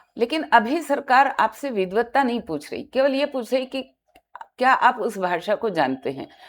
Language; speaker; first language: Hindi; non-native, local second language; Marathi